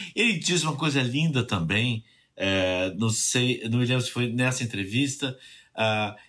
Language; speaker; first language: Portuguese; native; Portuguese